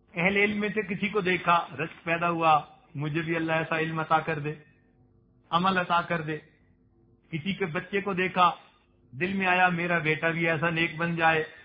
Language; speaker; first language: Urdu; non-native, local second language; Punjabi